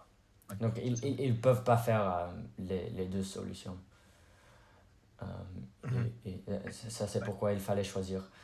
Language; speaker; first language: French; non-native, learner; English